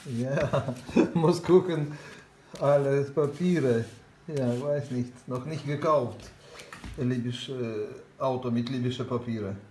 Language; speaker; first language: German; non-native, learner; Ukrainian